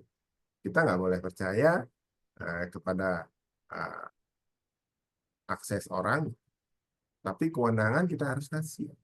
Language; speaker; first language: Indonesian; native; Indonesian